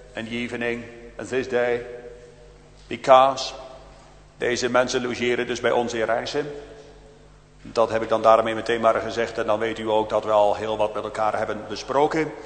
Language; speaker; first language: Dutch; native; Dutch